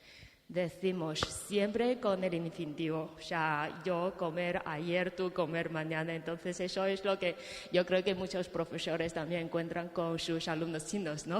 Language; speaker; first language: Spanish; non-native, fluent; Chinese